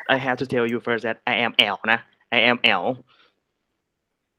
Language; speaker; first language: English; non-native, learner; Thai